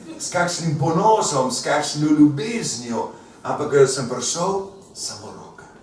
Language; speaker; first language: Slovenian; early bilingual, heritage; Slovenian